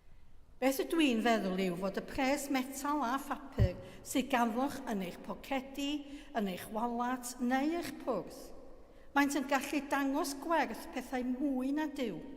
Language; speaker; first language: Welsh; native; Welsh